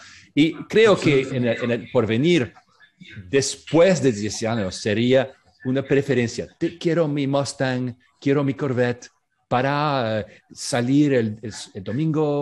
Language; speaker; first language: Spanish; non-native, learner; English